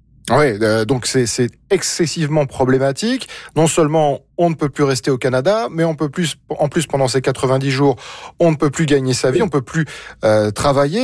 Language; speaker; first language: French; native; French